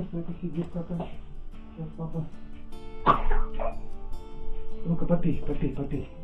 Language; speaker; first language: Russian; native; Russian